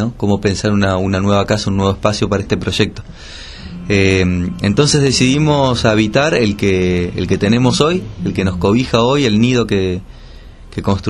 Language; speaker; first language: Spanish; native; Spanish